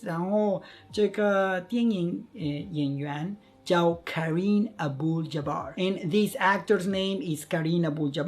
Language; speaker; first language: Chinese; non-native, fluent; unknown